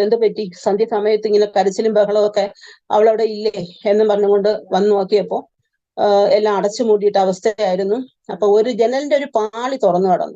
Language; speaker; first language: Malayalam; native; Malayalam